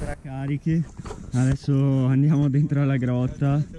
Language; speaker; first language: Italian; native; Italian